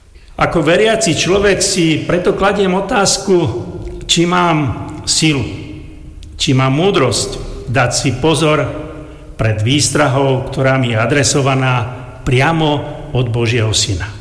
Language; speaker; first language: Slovak; native; Slovak